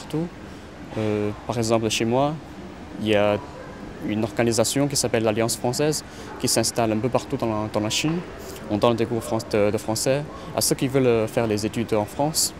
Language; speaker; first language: French; non-native, fluent; Chinese